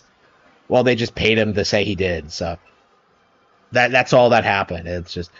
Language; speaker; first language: English; native; English